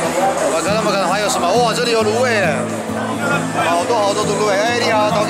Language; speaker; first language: Chinese; non-native, fluent; Turkish